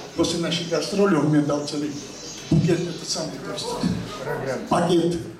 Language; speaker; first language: Russian; non-native, local second language; Armenian